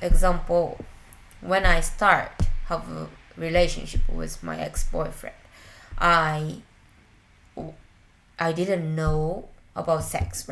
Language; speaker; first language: English; non-native, learner; Japanese